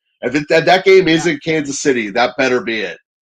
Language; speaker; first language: English; native; English